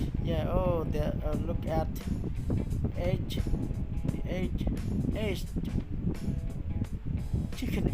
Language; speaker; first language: English; non-native, learner; Khmer